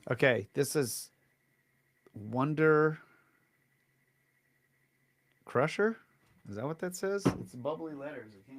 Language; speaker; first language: English; native; English